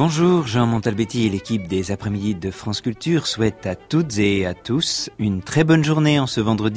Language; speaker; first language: French; native; French